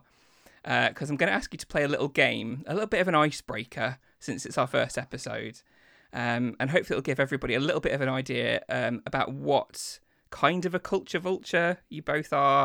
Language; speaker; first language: English; native; English